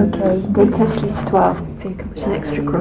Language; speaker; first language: French; non-native, fluent; English